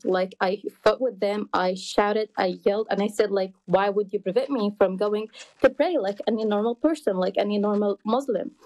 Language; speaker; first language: English; non-native, fluent; Arabic